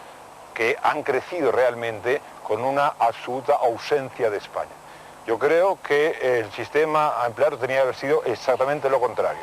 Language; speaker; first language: Spanish; native; Spanish